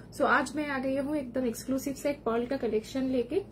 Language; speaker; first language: Hindi; non-native, local second language; Bangla